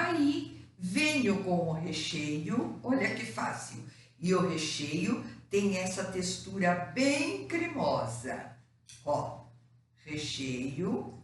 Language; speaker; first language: Portuguese; native; Portuguese